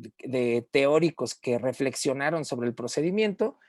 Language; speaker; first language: Spanish; native; Spanish